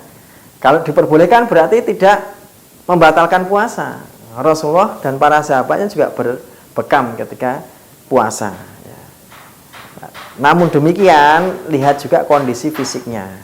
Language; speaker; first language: Indonesian; non-native, local second language; Javanese